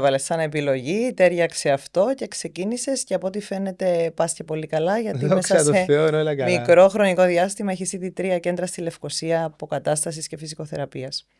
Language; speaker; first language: Greek; native; Greek